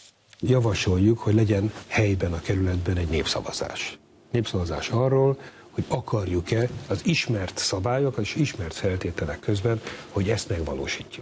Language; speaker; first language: Hungarian; native; Hungarian